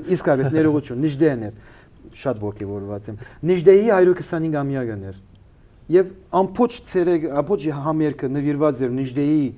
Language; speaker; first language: Armenian; early bilingual, heritage; Armenian